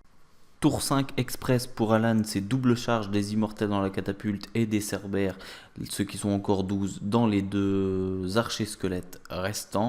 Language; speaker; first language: French; native; French